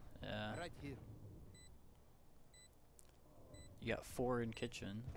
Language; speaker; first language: English; native; English